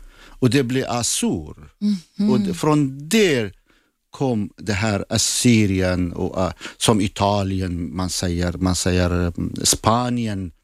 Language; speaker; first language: Swedish; non-native, fluent; Assyrian Neo-Aramaic